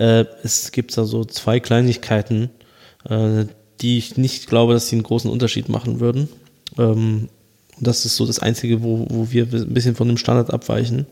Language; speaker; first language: German; native; German